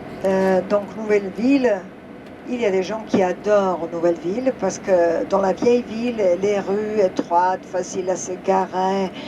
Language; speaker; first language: French; non-native, fluent; Serbian